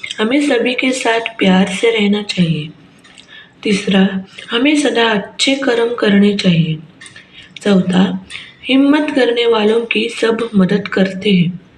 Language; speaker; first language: Hindi; non-native, local second language; Marathi